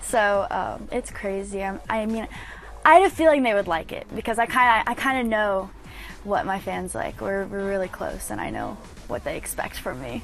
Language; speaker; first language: English; native; English